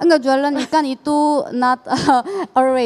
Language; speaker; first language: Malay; non-native, learner; Korean